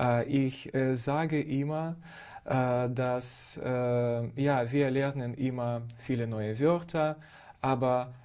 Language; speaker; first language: German; non-native, fluent; Ukrainian